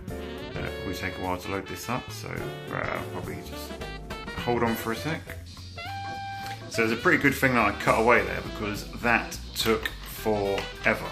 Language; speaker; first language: English; native; English